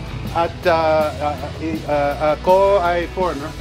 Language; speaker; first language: Filipino; non-native, learner; English